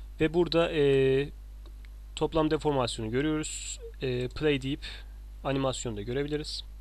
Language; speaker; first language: Turkish; native; Turkish